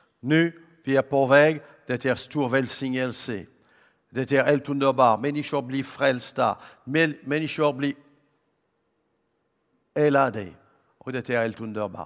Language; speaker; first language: Swedish; non-native, learner; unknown